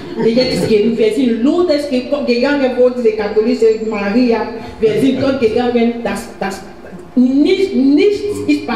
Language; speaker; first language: German; non-native, learner; French